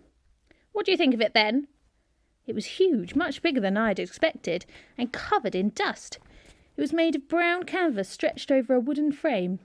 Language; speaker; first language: English; native; English